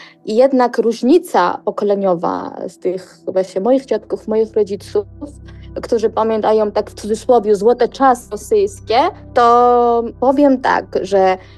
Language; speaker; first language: Polish; non-native, fluent; Georgian